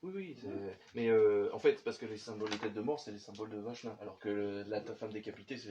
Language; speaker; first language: French; native; French